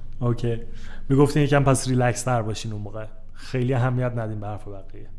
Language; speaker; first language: Persian; native; Persian